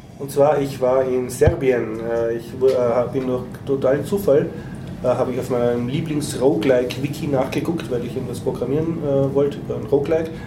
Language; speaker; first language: German; native; German